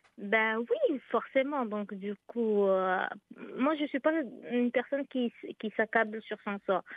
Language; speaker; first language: French; non-native, local second language; Arabic